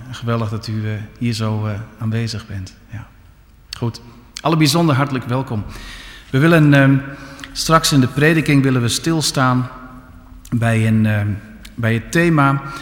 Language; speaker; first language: Dutch; native; Dutch